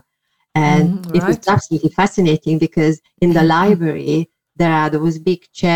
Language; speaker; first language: English; non-native, fluent; Hungarian